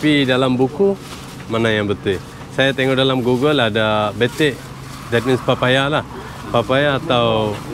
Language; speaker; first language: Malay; non-native, learner; Bangla